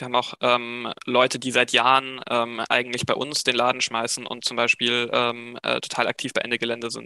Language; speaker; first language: German; native; German